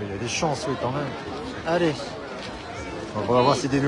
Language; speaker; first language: French; native; French